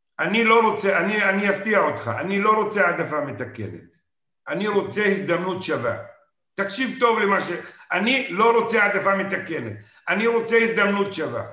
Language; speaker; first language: Hebrew; non-native, local second language; Arabic